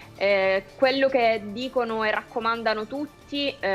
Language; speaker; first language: Italian; native; Italian